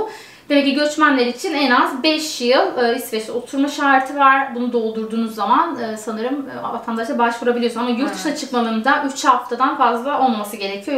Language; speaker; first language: Turkish; native; Turkish